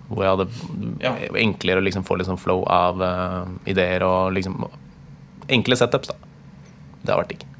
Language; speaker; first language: Norwegian; native; Norwegian